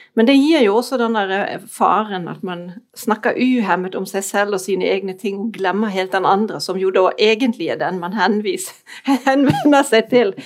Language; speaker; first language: Norwegian; non-native, fluent; German